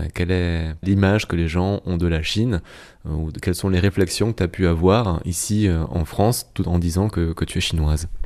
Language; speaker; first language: French; native; French